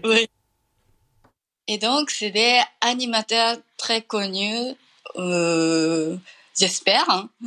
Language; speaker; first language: French; non-native, fluent; Japanese